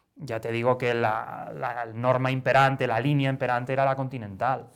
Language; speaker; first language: Spanish; native; Spanish